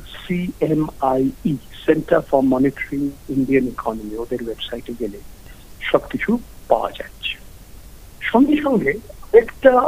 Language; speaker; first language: Bangla; early bilingual, heritage; Bangla